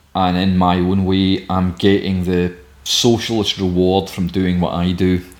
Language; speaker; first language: English; native; English